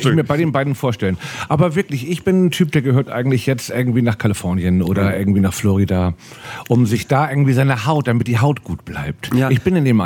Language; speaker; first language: German; native; German